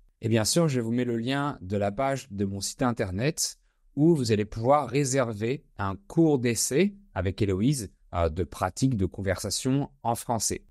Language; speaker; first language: French; native; French